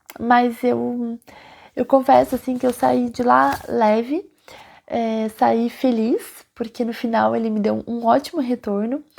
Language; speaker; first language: Portuguese; native; Portuguese